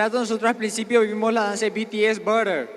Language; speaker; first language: Spanish; native; Spanish